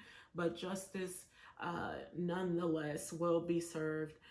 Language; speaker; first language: English; native; English